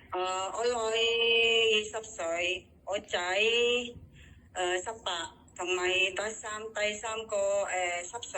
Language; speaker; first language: Cantonese; non-native, learner; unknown